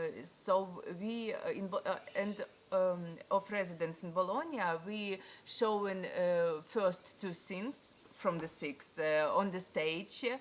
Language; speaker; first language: English; non-native, learner; Ukrainian